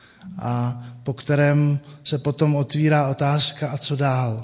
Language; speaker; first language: Czech; native; Czech